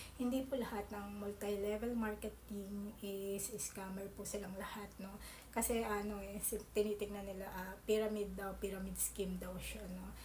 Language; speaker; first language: Filipino; native; Filipino